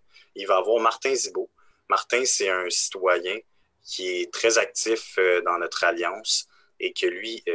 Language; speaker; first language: French; native; French